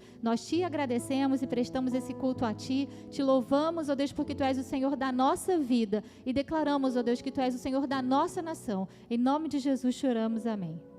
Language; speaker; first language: Portuguese; native; Portuguese